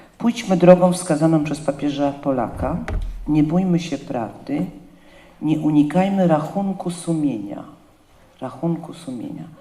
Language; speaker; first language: Polish; native; Polish